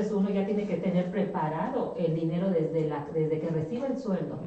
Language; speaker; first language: Spanish; native; Spanish